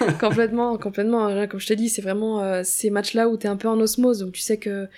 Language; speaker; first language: French; native; French